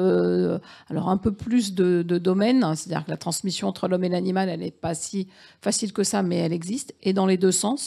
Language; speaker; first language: French; native; French